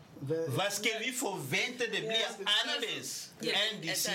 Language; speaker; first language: Danish; non-native, fluent; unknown